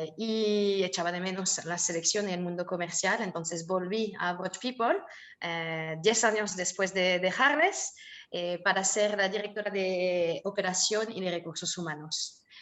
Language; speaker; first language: Spanish; non-native, fluent; French